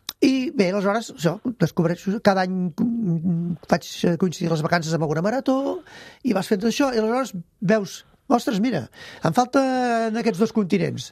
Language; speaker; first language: Catalan; native; Catalan